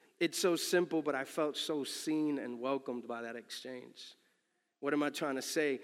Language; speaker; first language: English; early bilingual, other home language; Spanish